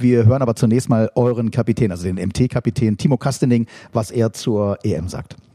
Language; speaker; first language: German; native; German